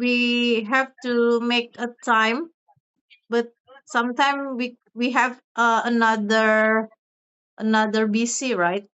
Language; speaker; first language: English; non-native, learner; Indonesian